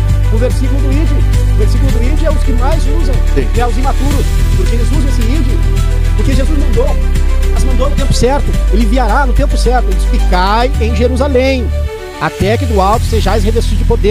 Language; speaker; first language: Portuguese; native; Portuguese